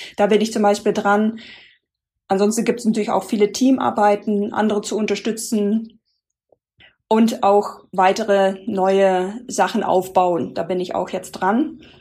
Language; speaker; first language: German; non-native, fluent; Dutch